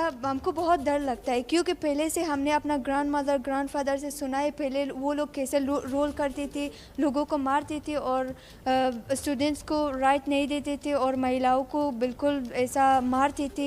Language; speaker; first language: Hindi; non-native, learner; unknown